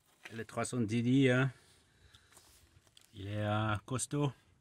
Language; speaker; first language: French; non-native, learner; English